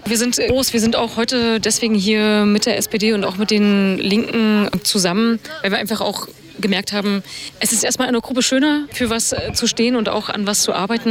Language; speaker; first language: German; native; German